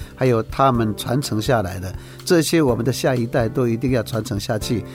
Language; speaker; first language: Chinese; native; Chinese